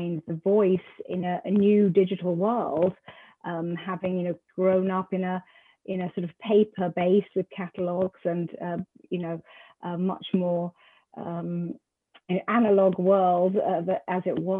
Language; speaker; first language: English; native; English